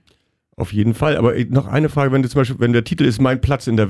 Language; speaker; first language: German; native; German